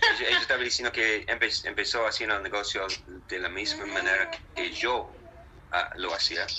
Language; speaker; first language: Spanish; non-native, fluent; English